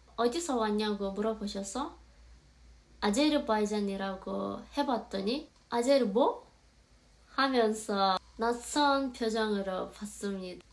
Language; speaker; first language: Korean; non-native, fluent; Azerbaijani